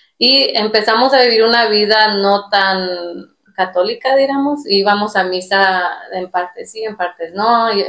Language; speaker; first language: Spanish; early bilingual, heritage; Spanish